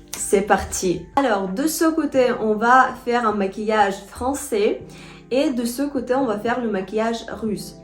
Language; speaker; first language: French; non-native, fluent; Russian